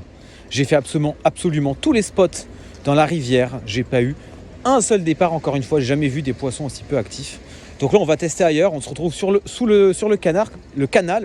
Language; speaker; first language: French; native; French